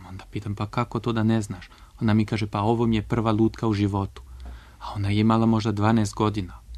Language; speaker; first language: Serbian; non-native, fluent; French